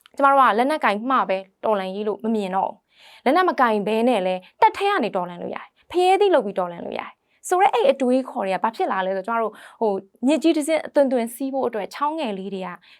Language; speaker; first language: Burmese; native; Burmese